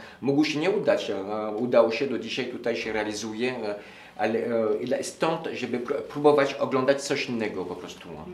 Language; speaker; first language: Polish; non-native, learner; French